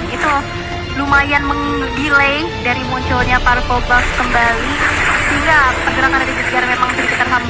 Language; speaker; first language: Indonesian; native; Indonesian